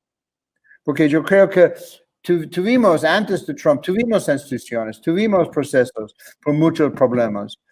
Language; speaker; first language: Spanish; non-native, fluent; English